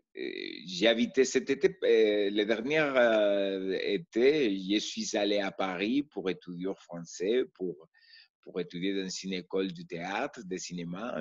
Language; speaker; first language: French; non-native, learner; Spanish